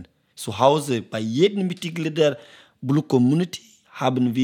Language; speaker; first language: German; non-native, learner; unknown